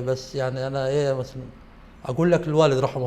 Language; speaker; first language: Arabic; native; Arabic